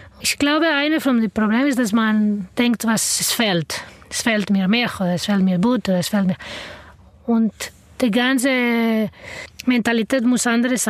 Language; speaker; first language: German; non-native, learner; Arabic